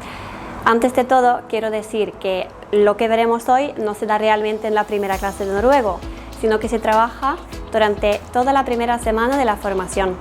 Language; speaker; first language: Spanish; non-native, fluent; Norwegian